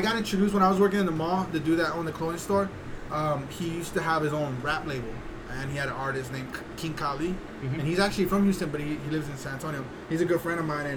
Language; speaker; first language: English; early bilingual, other home language; Spanish